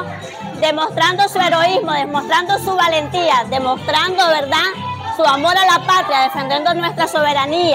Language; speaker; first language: Spanish; native; Spanish